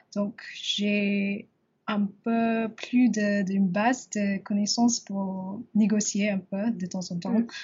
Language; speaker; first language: French; non-native, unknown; English